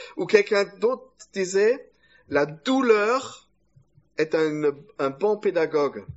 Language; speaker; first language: French; non-native, fluent; German